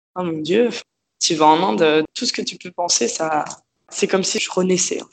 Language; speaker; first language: French; native; French